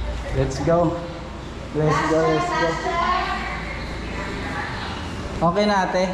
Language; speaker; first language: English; non-native, local second language; Filipino